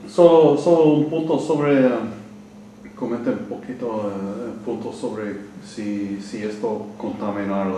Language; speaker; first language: Spanish; non-native, learner; English